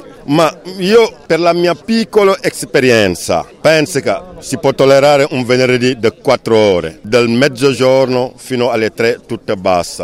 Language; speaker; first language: Italian; non-native, learner; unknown